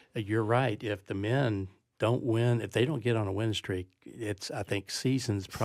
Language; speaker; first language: English; native; English